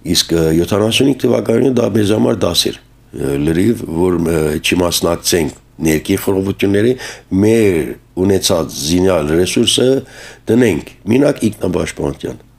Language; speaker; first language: Armenian; early bilingual, heritage; Armenian